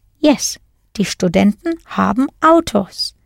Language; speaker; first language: German; non-native, fluent; English